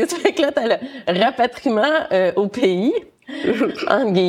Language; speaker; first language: French; native; French